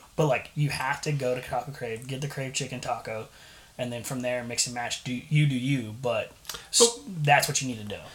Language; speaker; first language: English; native; English